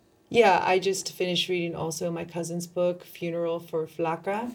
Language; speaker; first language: English; early bilingual, other home language; Spanish